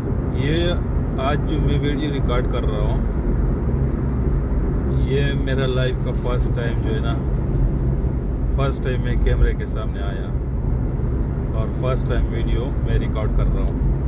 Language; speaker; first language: Hindi; non-native, local second language; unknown